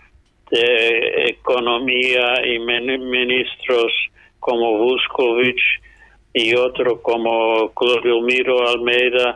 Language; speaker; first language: Spanish; non-native, fluent; English